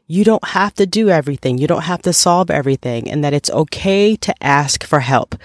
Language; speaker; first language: English; native; English